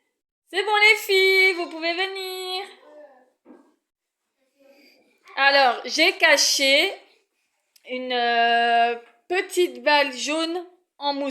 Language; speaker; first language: French; native; French